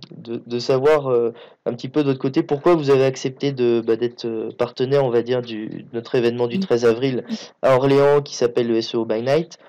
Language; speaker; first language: French; native; French